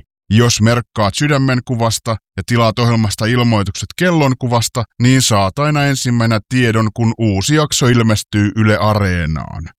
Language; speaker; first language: Finnish; native; Finnish